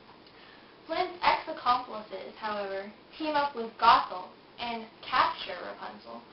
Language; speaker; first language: English; native; English